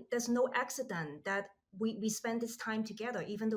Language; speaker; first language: English; non-native, local second language; Cantonese